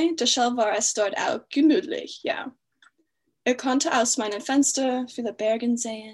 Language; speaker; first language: German; non-native, fluent; English